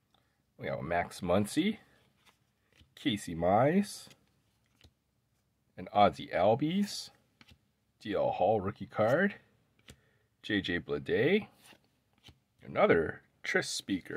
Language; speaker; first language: English; native; English